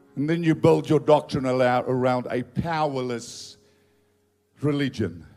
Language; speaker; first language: English; non-native, local second language; Afrikaans